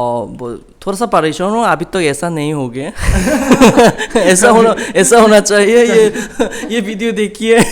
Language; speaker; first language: Hindi; non-native, learner; Korean